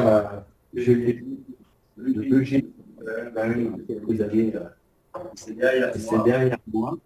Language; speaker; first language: French; native; French